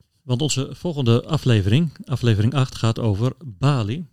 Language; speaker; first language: Dutch; native; Dutch